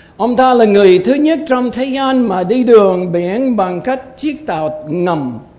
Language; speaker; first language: Vietnamese; non-native, fluent; English